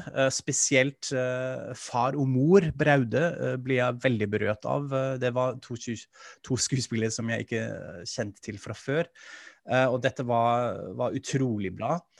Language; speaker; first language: Norwegian; non-native, fluent; German